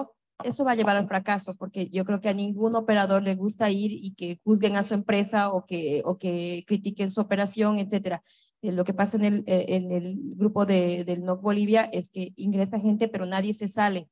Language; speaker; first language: Spanish; native; Spanish